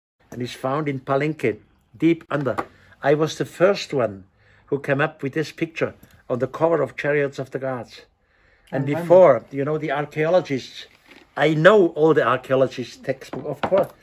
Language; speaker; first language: English; non-native, fluent; German